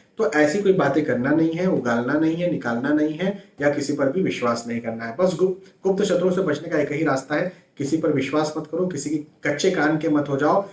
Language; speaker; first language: Hindi; native; Hindi